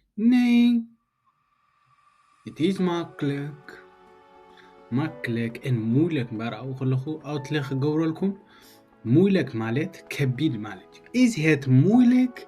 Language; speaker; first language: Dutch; non-native, fluent; Tigrinya